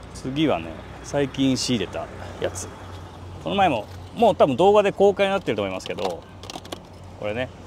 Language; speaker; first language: Japanese; native; Japanese